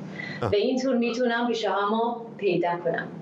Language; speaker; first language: Persian; early bilingual, heritage; Hebrew